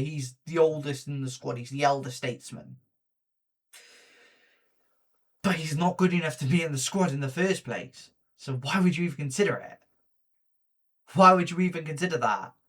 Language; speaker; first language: English; native; English